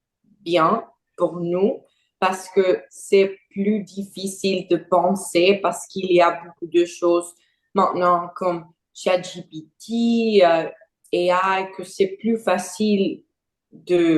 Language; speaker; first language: French; non-native, learner; Portuguese